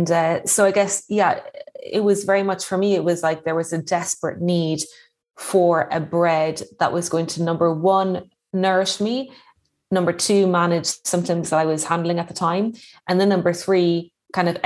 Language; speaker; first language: English; native; English